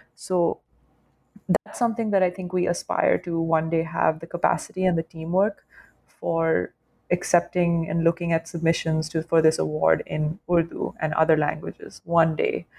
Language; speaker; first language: English; non-native, local second language; Urdu